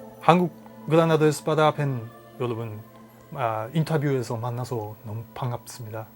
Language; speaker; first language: Korean; non-native, learner; Japanese